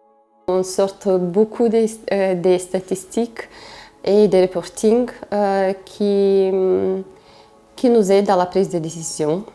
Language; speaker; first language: French; non-native, fluent; Bulgarian